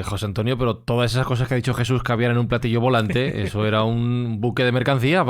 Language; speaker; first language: Spanish; native; Spanish